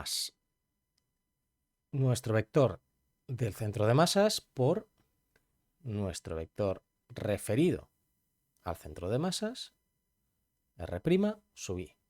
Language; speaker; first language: Spanish; native; Spanish